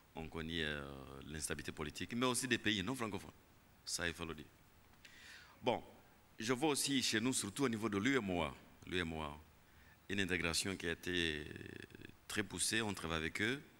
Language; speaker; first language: French; non-native, local second language; Kinyarwanda